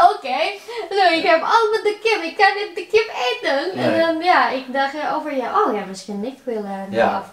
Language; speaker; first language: Dutch; non-native, learner; Indonesian